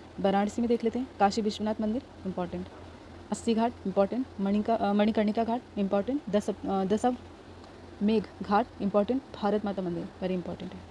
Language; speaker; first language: Hindi; native; Hindi